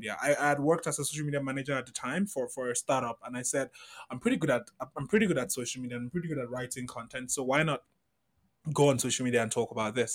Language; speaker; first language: English; non-native, local second language; Yoruba